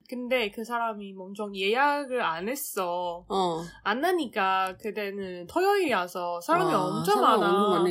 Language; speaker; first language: Korean; non-native, learner; Chinese